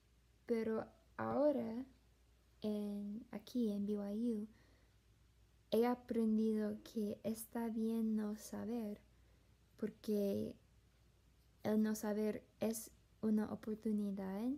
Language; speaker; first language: Spanish; non-native, fluent; English